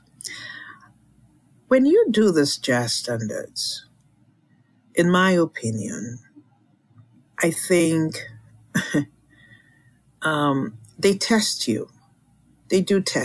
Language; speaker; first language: English; non-native, local second language; Yoruba